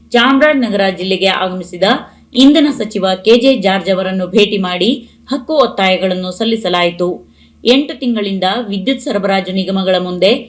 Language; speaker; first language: Kannada; native; Kannada